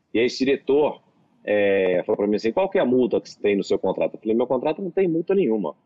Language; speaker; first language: Portuguese; native; Portuguese